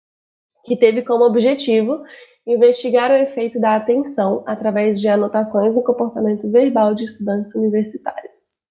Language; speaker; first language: Portuguese; native; Portuguese